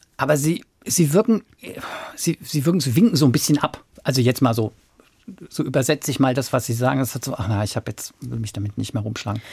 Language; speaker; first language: German; native; German